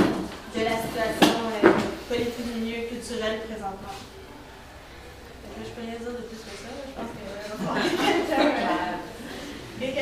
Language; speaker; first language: French; native; French